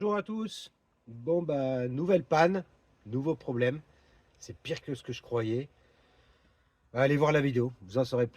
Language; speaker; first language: French; native; French